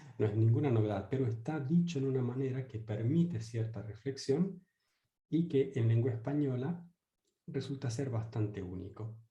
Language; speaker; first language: Spanish; native; Spanish